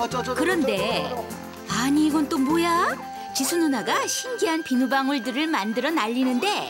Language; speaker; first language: Korean; native; Korean